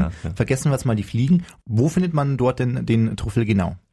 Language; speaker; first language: German; native; German